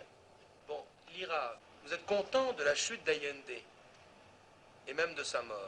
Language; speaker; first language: French; native; French